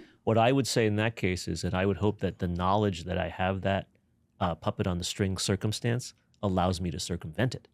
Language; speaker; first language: English; native; English